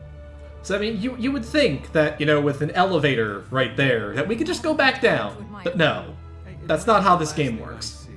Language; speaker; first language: English; native; English